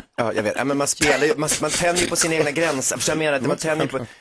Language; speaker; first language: Swedish; native; Swedish